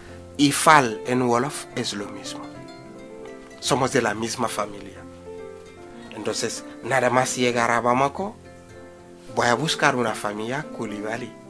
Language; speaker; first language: Spanish; non-native, fluent; Wolof